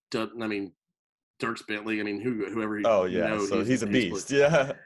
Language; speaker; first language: English; native; English